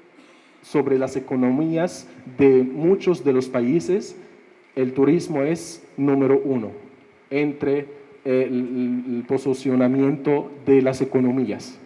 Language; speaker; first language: Spanish; non-native, fluent; Arabic